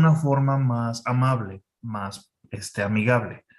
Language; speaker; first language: Spanish; non-native, fluent; English